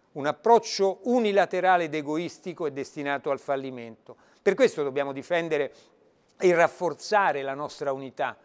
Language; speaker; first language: Italian; native; Italian